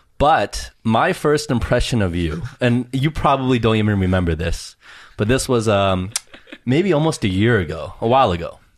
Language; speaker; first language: English; early bilingual, other home language; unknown